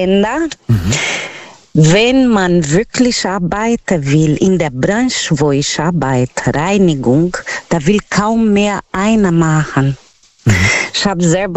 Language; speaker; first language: German; non-native, learner; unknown